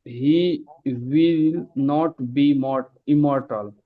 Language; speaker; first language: English; non-native, learner; Hindi